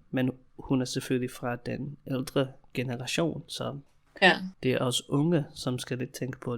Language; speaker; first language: Danish; non-native, fluent; English